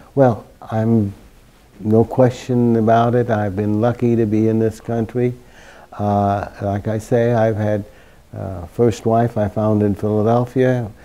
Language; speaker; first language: English; early bilingual, other home language; German